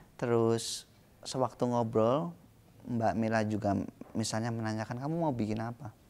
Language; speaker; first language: Indonesian; native; Indonesian